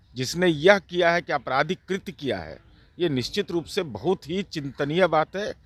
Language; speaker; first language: Hindi; native; Hindi